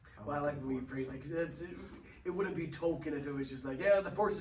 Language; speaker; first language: English; native; English